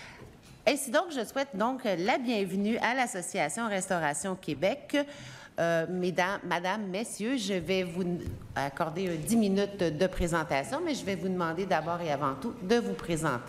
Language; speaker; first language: French; native; French